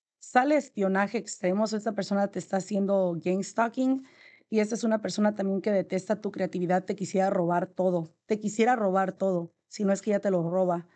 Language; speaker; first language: Spanish; native; Spanish